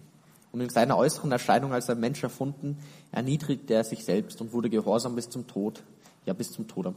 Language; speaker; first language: German; native; German